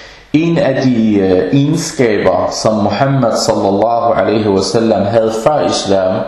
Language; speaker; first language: Danish; early bilingual, other home language; Arabic